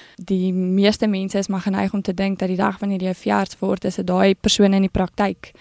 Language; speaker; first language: Afrikaans; native; Afrikaans